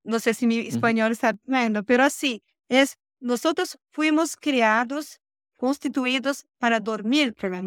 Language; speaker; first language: Spanish; non-native, learner; Portuguese